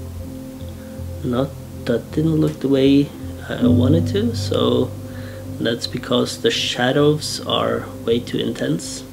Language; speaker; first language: English; non-native, fluent; Norwegian